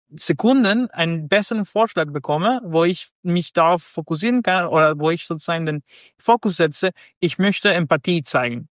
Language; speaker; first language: German; non-native, fluent; Spanish